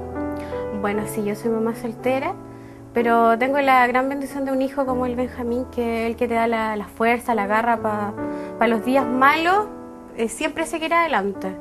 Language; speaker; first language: Spanish; native; Spanish